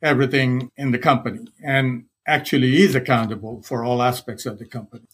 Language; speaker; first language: English; non-native, local second language; Hindi